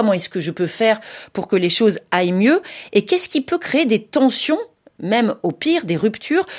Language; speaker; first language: French; native; French